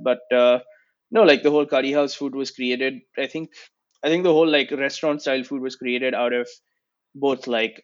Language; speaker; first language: English; non-native, local second language; Gujarati